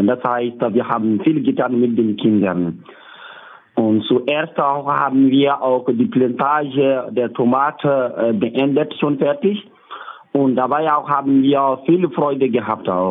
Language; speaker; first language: German; non-native, learner; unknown